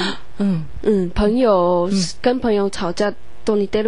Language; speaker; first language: Japanese; non-native, fluent; Chinese